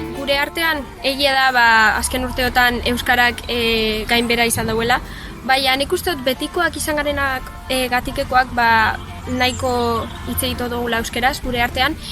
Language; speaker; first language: Basque; native; Basque